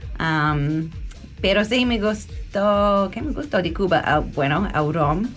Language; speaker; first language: Spanish; non-native, learner; English